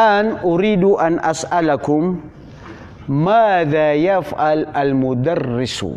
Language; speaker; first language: Arabic; non-native, fluent; Filipino